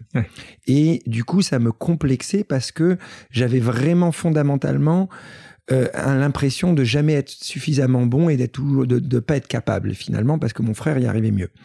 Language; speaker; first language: French; early bilingual, other home language; Greek